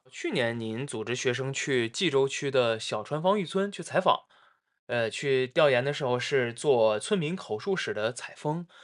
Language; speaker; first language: Chinese; native; Chinese